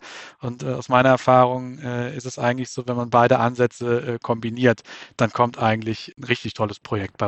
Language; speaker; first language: German; native; German